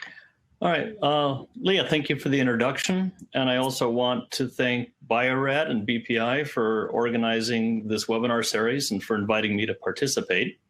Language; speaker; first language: English; native; English